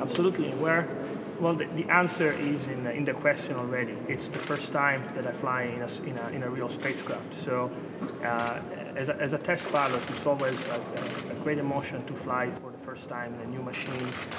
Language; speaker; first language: English; non-native, fluent; Italian